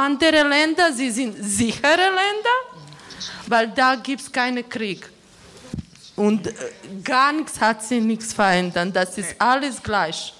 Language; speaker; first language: German; non-native, learner; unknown